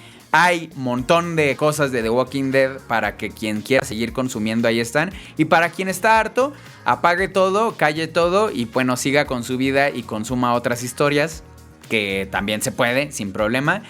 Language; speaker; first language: Spanish; native; Spanish